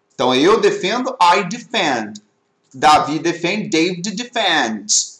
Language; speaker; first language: English; non-native, fluent; Portuguese